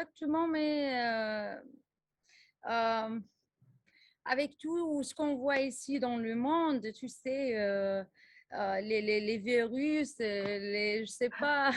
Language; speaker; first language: French; non-native, local second language; Arabic